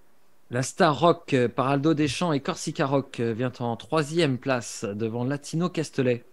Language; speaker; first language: French; native; French